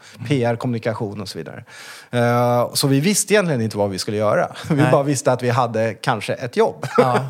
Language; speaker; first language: Swedish; early bilingual, other home language; Chinese